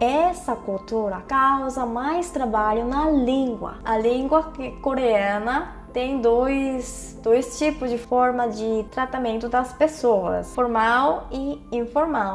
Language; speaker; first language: Portuguese; non-native, fluent; Korean